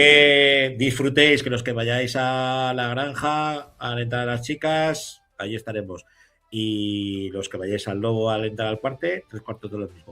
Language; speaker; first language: Spanish; native; Spanish